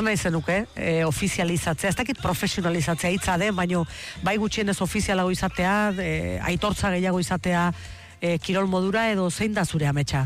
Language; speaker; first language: Basque; native; Basque